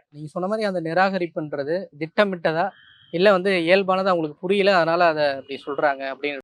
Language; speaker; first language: Tamil; native; Tamil